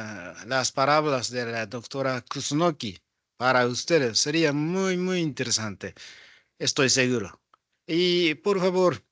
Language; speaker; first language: Spanish; non-native, fluent; Japanese